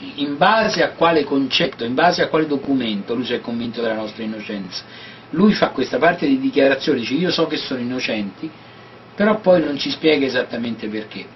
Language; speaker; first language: Italian; native; Italian